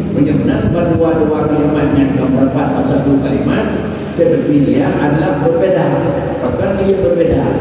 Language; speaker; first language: Malay; non-native, local second language; Achinese